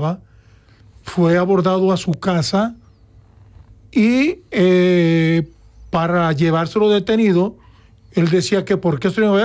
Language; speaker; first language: Spanish; native; Spanish